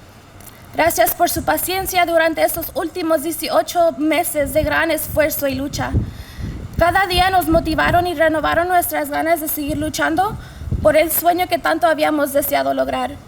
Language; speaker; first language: Spanish; early bilingual, heritage; Spanish